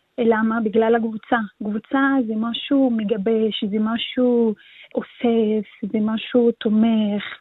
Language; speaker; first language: Hebrew; non-native, local second language; Arabic